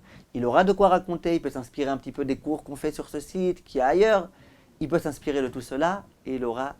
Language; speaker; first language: French; native; French